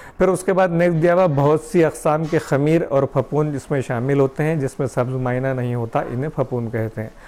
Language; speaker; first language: Urdu; native; Urdu